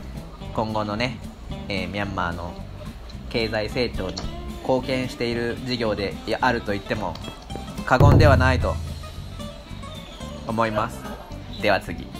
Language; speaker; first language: Japanese; native; Japanese